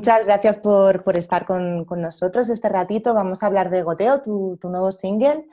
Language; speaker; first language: Spanish; native; Spanish